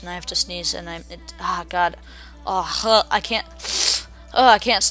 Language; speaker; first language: English; native; English